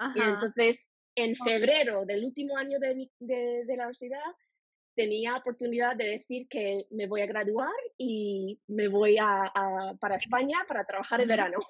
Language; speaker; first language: Spanish; non-native, fluent; English